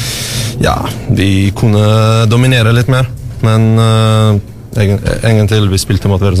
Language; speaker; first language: Norwegian; non-native, learner; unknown